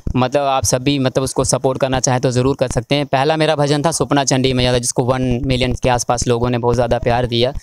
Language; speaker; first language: Hindi; native; Hindi